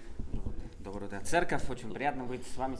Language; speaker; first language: Russian; non-native, fluent; Spanish